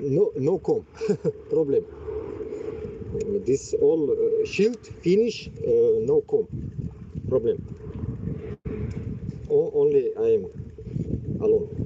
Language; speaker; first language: English; non-native, learner; Bashkir